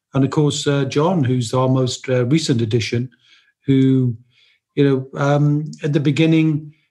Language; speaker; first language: English; native; English